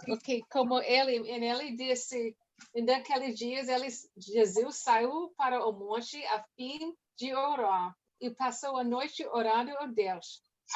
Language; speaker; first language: Portuguese; non-native, learner; English